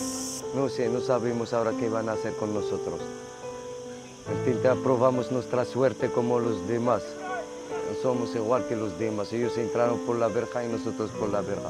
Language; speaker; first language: Spanish; non-native, fluent; Arabic